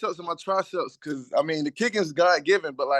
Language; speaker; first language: English; native; English